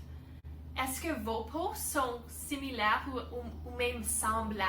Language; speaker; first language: French; non-native, fluent; English